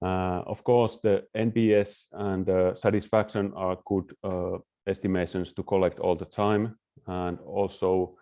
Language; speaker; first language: English; non-native, fluent; Finnish